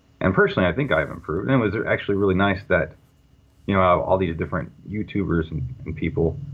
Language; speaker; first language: English; native; English